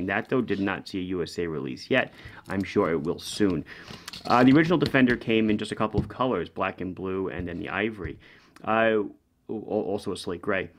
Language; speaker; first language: English; native; English